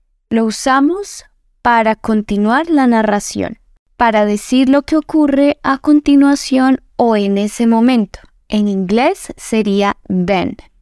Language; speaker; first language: Spanish; native; Spanish